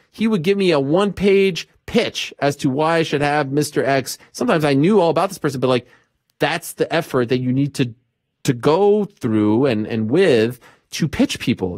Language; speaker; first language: English; native; English